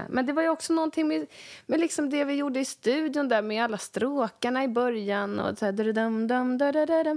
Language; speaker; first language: Swedish; native; Swedish